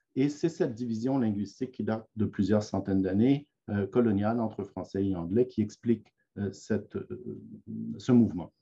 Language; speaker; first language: French; native; French